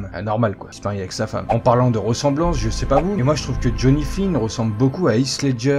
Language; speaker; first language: French; native; French